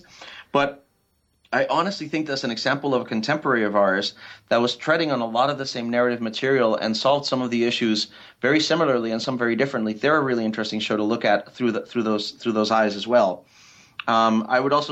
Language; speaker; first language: English; early bilingual, other home language; Spanish